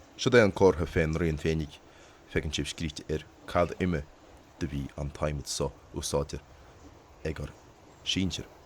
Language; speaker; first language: Irish; native; Irish